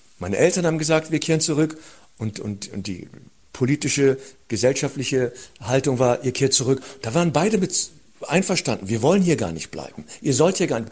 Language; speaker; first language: German; early bilingual, other home language; Turkish